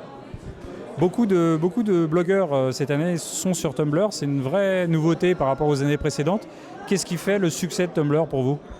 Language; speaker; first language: French; native; French